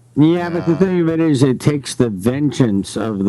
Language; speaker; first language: English; native; English